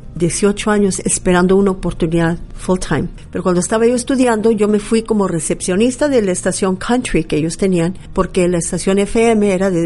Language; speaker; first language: Spanish; early bilingual, heritage; Spanish